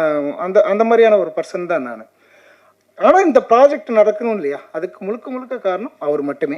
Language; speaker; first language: Tamil; native; Tamil